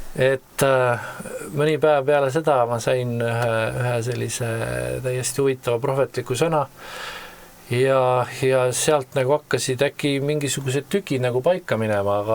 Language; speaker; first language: Estonian; native; Estonian